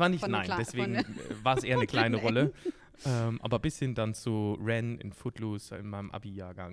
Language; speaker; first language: German; native; German